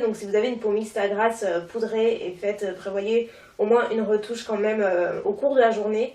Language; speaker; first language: French; native; French